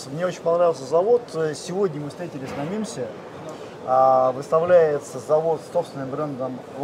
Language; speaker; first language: Russian; native; Russian